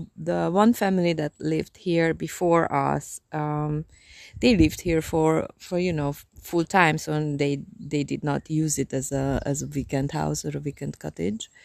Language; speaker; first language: English; non-native, fluent; Romanian